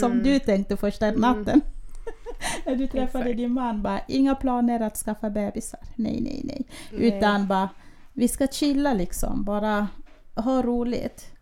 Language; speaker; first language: Swedish; early bilingual, other home language; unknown